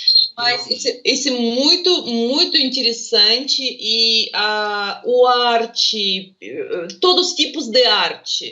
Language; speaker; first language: Portuguese; non-native, fluent; Russian